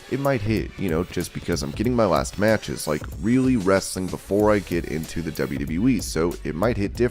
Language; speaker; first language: English; native; English